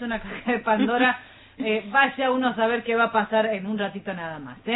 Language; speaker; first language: Spanish; native; Spanish